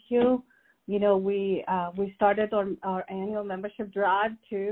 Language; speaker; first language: English; non-native, fluent; Spanish